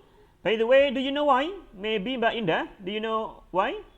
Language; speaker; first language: English; non-native, fluent; Indonesian